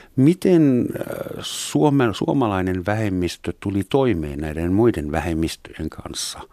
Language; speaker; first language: Finnish; native; Finnish